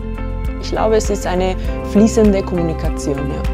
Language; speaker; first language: German; non-native, fluent; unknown